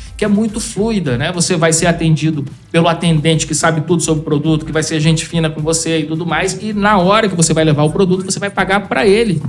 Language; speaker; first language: Portuguese; native; Portuguese